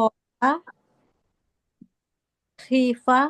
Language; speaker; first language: Arabic; non-native, learner; Indonesian